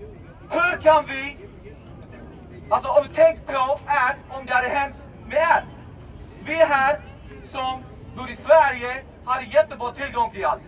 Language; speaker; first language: Swedish; non-native, learner; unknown